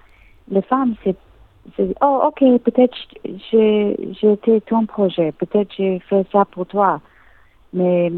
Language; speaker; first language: French; non-native, learner; English